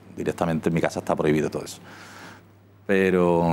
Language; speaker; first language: Spanish; native; Spanish